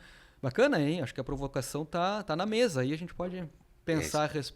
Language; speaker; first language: Portuguese; native; Portuguese